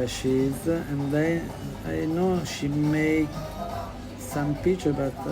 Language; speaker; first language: English; non-native, learner; Italian